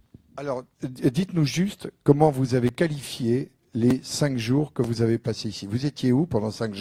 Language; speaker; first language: French; native; French